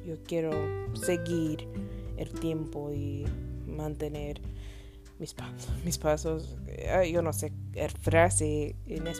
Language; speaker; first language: Spanish; non-native, learner; English